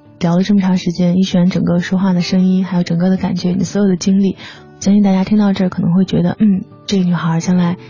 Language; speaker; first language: Chinese; native; Chinese